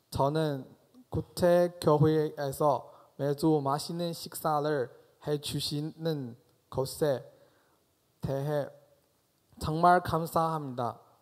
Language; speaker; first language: Korean; non-native, fluent; Chinese